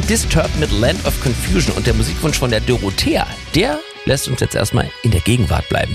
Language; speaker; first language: German; native; German